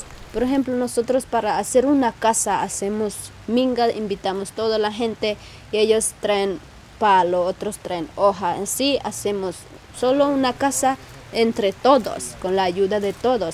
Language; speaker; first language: Spanish; non-native, local second language; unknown